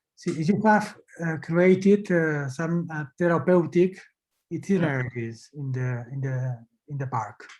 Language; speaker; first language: English; non-native, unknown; Catalan